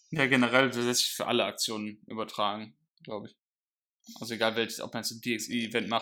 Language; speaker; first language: German; native; German